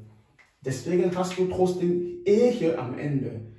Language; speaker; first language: German; non-native, fluent; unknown